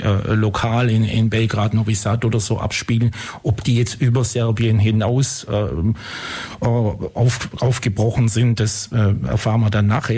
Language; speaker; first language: German; native; German